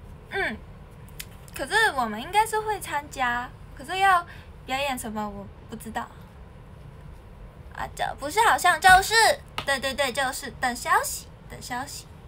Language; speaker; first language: Chinese; native; Chinese